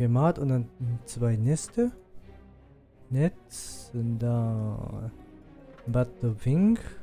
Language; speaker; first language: German; non-native, learner; Japanese